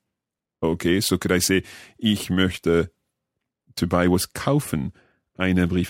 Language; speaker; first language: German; non-native, learner; English